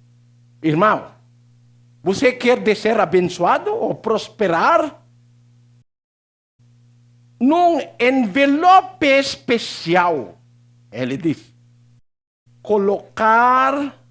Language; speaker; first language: Portuguese; non-native, learner; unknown